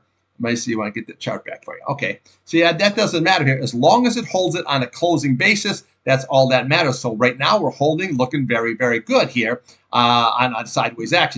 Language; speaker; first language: English; native; English